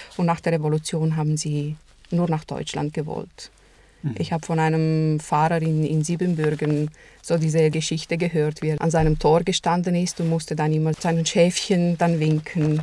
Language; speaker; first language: German; non-native, fluent; Romanian